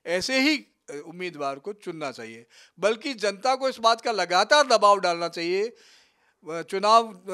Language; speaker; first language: Hindi; native; Hindi